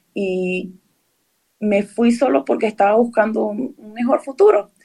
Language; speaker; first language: Spanish; native; Spanish